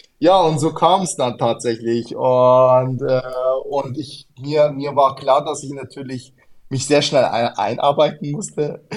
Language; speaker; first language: German; early bilingual, other home language; Arabic